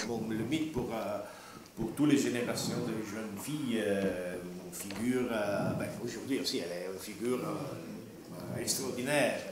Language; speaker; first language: French; non-native, learner; Italian